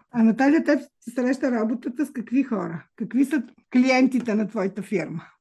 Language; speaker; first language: Bulgarian; native; Bulgarian